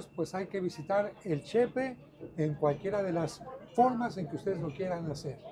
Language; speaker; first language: Spanish; native; Spanish